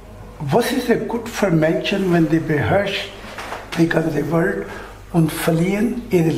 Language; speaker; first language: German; non-native, learner; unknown